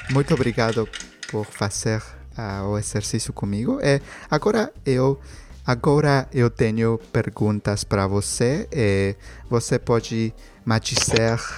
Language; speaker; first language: Portuguese; non-native, learner; Spanish